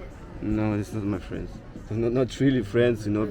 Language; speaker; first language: English; non-native, fluent; German